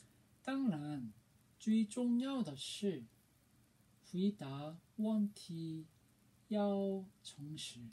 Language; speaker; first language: Chinese; non-native, learner; Korean